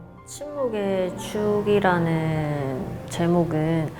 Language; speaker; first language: Korean; native; Korean